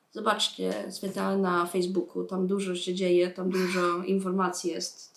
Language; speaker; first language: Polish; early bilingual, heritage; Polish